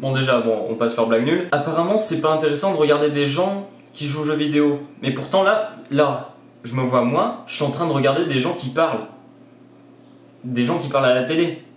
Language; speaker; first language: French; native; French